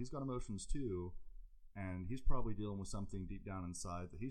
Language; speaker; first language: English; native; English